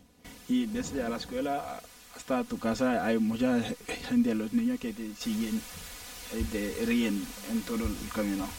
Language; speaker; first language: Spanish; non-native, learner; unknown